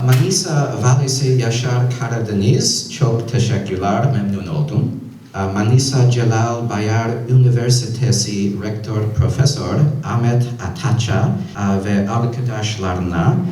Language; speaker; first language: Turkish; non-native, learner; English